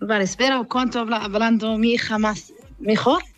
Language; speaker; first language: Spanish; non-native, learner; Arabic